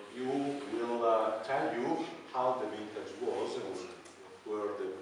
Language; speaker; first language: English; non-native, fluent; Italian